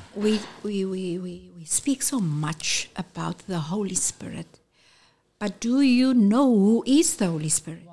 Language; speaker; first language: English; non-native, local second language; Afrikaans